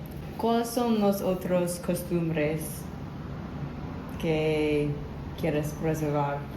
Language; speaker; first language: Spanish; non-native, learner; English